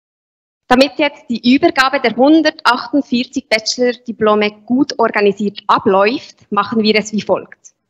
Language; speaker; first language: German; native; German